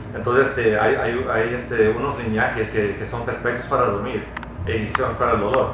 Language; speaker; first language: Spanish; early bilingual, heritage; Spanish